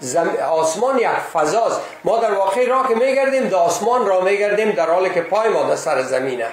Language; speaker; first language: Persian; native; Persian